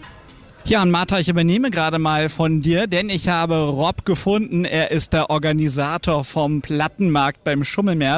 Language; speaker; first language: German; native; German